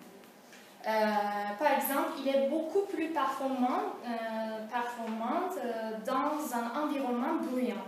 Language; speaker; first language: French; non-native, fluent; Turkish